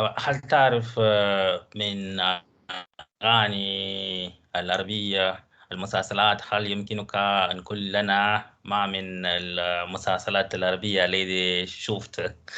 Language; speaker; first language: Arabic; non-native, learner; Finnish